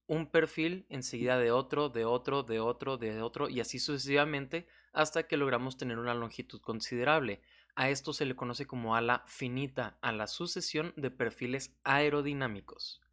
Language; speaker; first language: Spanish; native; Spanish